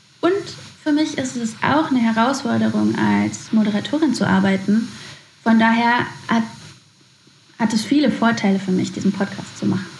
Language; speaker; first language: German; native; German